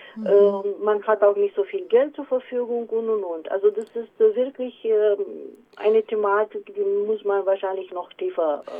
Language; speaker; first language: German; non-native, fluent; Romanian